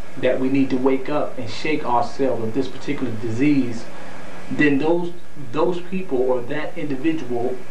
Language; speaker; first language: English; native; English